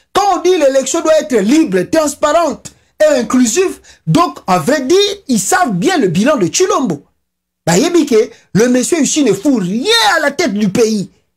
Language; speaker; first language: French; non-native, local second language; Lingala